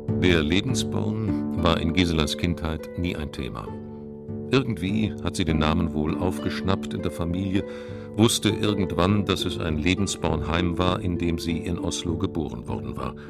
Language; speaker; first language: German; native; German